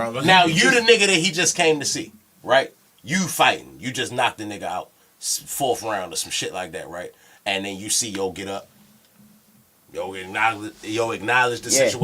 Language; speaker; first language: English; native; English